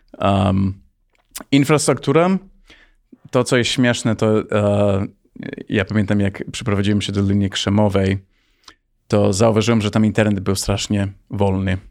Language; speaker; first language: Polish; early bilingual, heritage; Polish